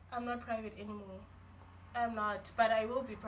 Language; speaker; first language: English; non-native, local second language; Xhosa